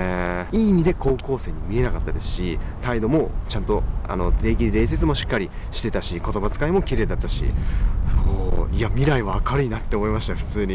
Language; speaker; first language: Japanese; native; Japanese